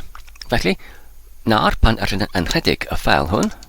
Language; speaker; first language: Welsh; non-native, learner; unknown